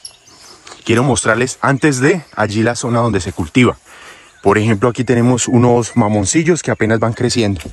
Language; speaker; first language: Spanish; native; Spanish